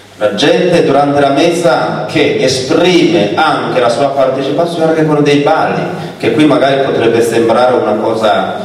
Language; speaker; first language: Italian; non-native, fluent; Rundi